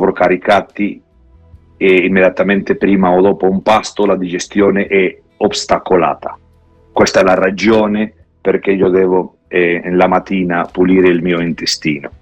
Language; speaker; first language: Italian; non-native, fluent; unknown